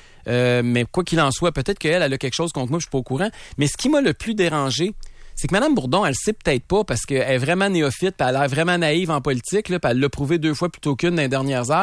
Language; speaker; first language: French; native; French